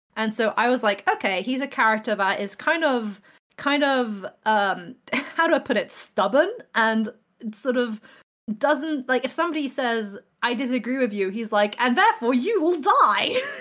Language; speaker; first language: English; native; English